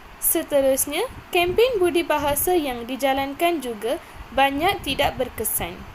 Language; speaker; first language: Malay; non-native, local second language; Tamil